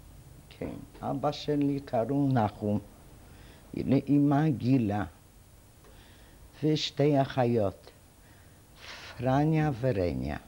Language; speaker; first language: Hebrew; non-native, fluent; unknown